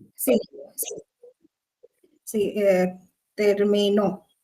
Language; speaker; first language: Spanish; non-native, learner; Bangla